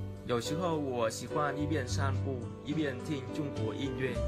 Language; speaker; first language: Chinese; non-native, learner; Vietnamese